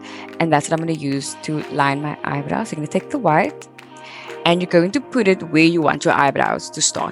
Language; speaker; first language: English; native; English